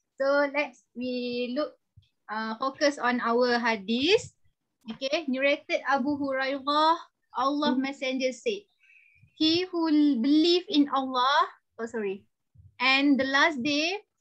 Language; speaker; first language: English; non-native, local second language; Malay